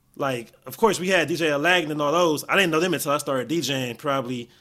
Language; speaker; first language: English; native; English